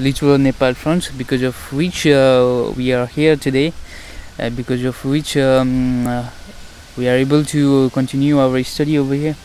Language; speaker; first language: English; non-native, fluent; Nepali